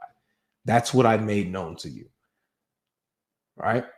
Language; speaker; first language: English; native; English